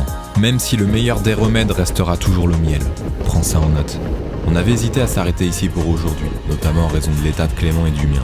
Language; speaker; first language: French; native; French